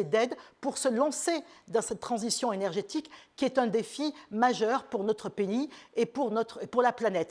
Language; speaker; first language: French; native; French